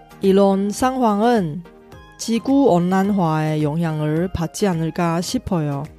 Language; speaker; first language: Korean; non-native, fluent; Chinese